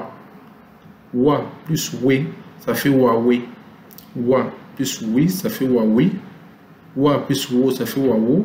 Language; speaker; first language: French; non-native, local second language; Lingala